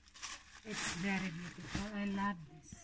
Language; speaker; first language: English; non-native, fluent; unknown